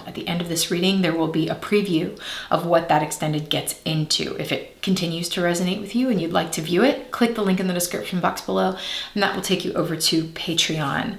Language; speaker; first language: English; native; English